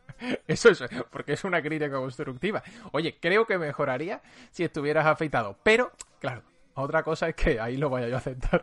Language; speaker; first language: Spanish; native; Spanish